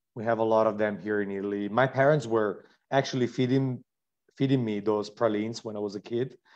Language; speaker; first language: English; non-native, fluent; Italian